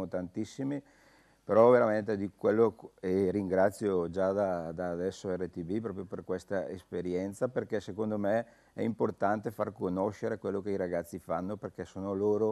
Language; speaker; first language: Italian; native; Italian